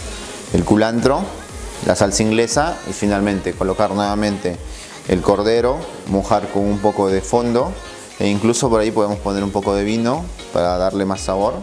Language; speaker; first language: Spanish; native; Spanish